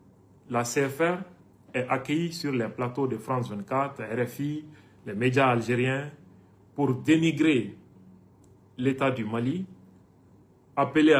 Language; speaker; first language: French; non-native, local second language; Bambara